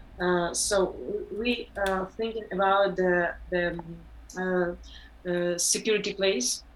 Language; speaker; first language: English; non-native, learner; Ukrainian